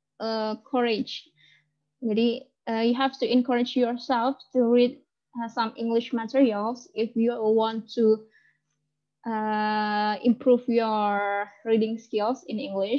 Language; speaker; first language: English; non-native, fluent; Indonesian